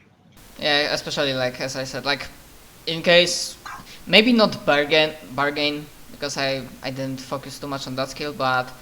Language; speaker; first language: English; non-native, fluent; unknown